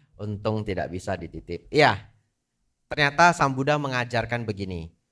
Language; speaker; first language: Indonesian; native; Indonesian